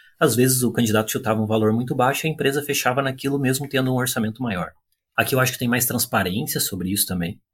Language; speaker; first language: Portuguese; native; Portuguese